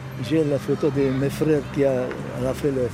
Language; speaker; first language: French; non-native, learner; Arabic